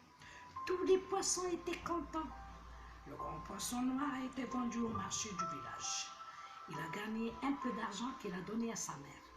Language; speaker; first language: French; non-native, local second language; Arabic